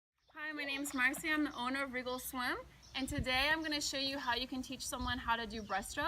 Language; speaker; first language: English; native; English